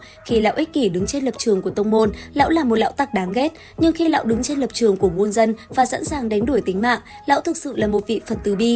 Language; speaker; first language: Vietnamese; native; Vietnamese